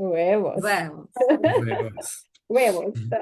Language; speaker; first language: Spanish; non-native, fluent; Ukrainian